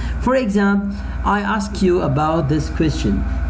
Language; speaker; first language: English; non-native, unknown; Arabic